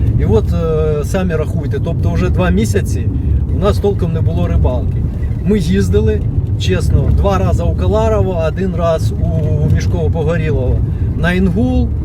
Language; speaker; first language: Ukrainian; native; Ukrainian